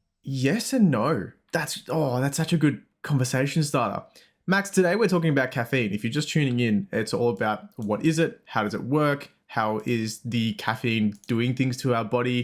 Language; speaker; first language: English; native; English